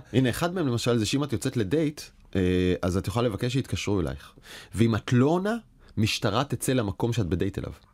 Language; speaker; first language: Hebrew; native; Hebrew